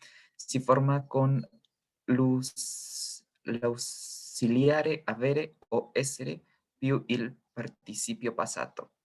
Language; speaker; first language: Italian; non-native, learner; Spanish